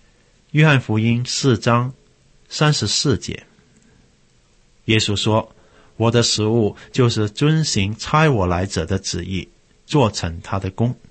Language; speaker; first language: Chinese; native; Chinese